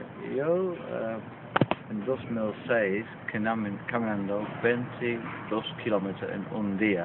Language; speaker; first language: Spanish; non-native, learner; English